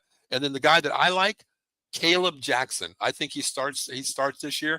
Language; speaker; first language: English; native; English